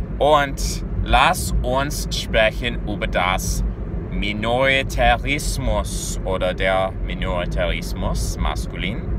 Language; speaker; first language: German; non-native, learner; English